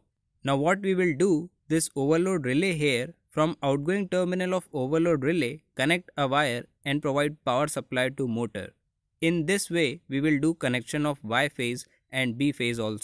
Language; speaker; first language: English; non-native, local second language; Hindi